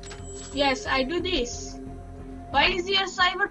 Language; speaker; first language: English; non-native, learner; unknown